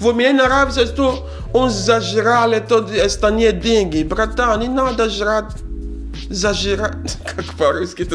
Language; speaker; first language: Russian; non-native, learner; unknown